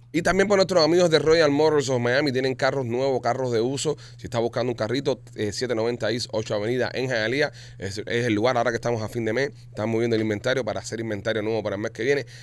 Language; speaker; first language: Spanish; native; Spanish